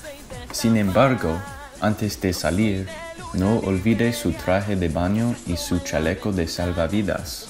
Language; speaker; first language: Spanish; non-native, learner; English